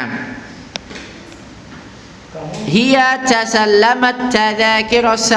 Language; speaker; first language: Arabic; non-native, fluent; Indonesian